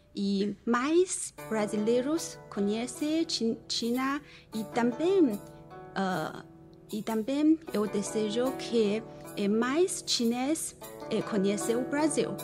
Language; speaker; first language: Portuguese; non-native, learner; Chinese